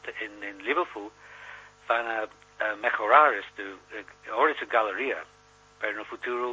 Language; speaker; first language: Spanish; non-native, learner; English